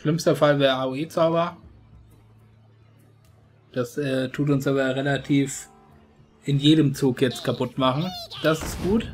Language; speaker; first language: German; native; German